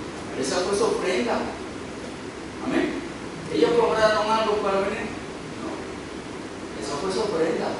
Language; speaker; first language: Spanish; native; Spanish